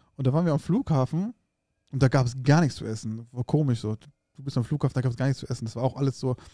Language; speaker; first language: German; early bilingual, other home language; Arabic